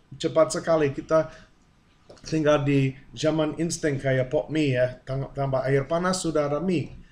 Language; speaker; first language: Indonesian; non-native, fluent; English